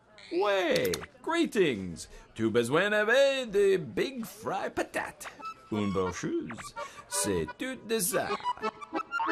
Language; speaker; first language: French; non-native, learner; English